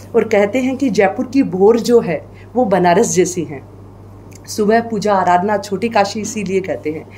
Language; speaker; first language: Hindi; native; Hindi